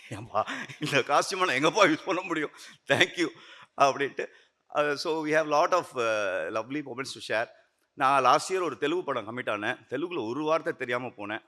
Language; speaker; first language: Tamil; native; Tamil